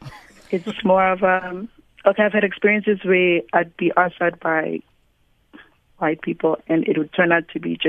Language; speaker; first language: English; non-native, local second language; Swati